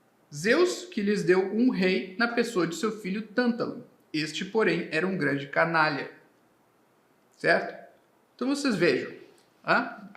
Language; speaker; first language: Portuguese; native; Portuguese